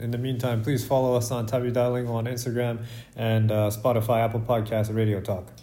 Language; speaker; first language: English; native; English